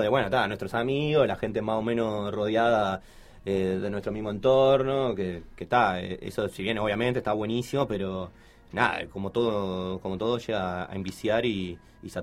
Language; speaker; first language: Spanish; native; Spanish